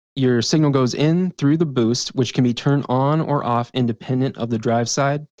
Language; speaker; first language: English; native; English